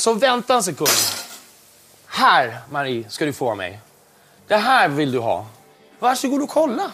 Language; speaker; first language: Swedish; native; Swedish